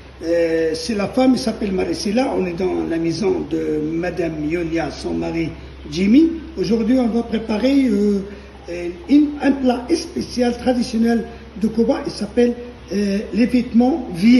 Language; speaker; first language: French; non-native, local second language; Arabic